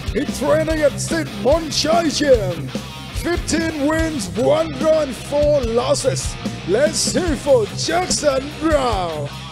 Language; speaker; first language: English; non-native, fluent; Thai